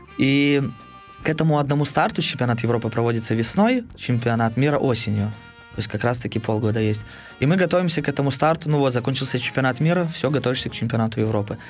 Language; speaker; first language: Russian; native; Russian